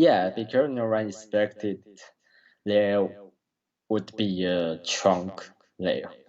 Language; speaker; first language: English; non-native, learner; Chinese